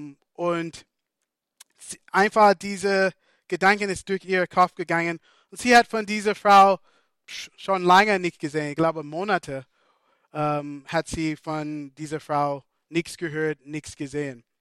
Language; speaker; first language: German; non-native, fluent; English